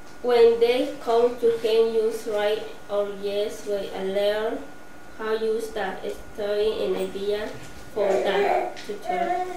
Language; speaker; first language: English; non-native, learner; Spanish